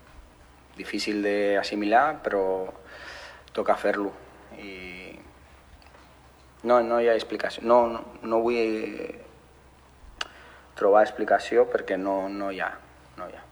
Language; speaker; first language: Catalan; non-native, fluent; Spanish